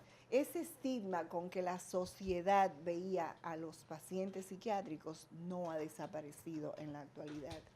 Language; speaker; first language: Spanish; native; Spanish